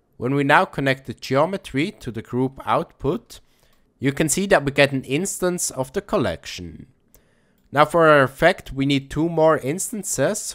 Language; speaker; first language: English; non-native, fluent; German